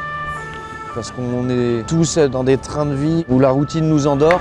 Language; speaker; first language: French; native; French